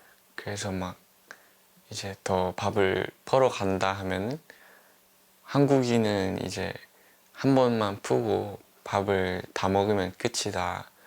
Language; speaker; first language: Korean; early bilingual, other home language; English